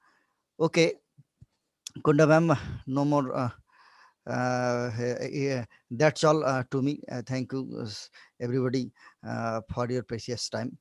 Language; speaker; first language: English; non-native, learner; Bangla